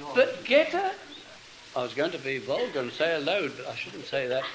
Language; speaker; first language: English; native; English